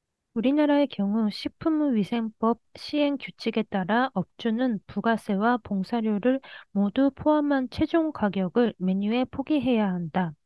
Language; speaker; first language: Korean; early bilingual, heritage; Korean